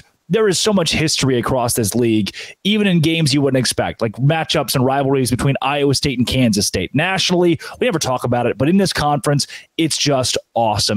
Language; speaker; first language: English; native; English